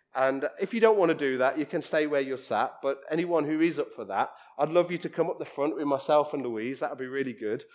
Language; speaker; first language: English; native; English